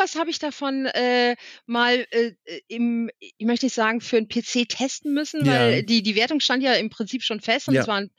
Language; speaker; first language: German; native; German